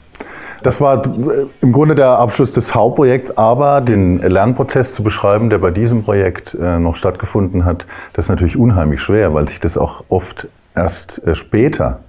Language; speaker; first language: German; native; German